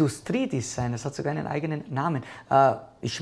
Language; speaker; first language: German; native; German